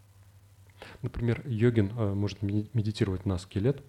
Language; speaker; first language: Russian; native; Russian